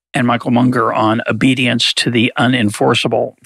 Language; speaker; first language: English; native; English